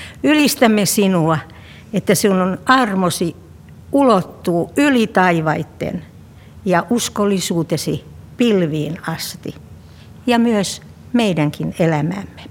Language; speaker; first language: Finnish; native; Finnish